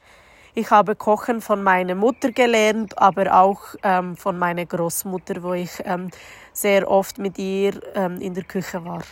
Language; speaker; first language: German; non-native, fluent; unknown